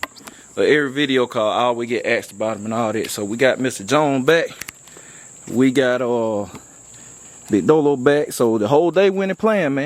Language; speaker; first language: English; native; English